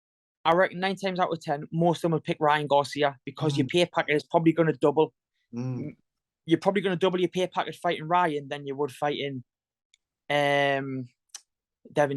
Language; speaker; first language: English; native; English